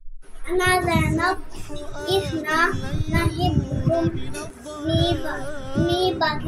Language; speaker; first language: Arabic; non-native, learner; Urdu